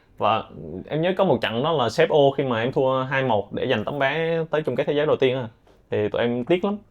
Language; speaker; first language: Vietnamese; native; Vietnamese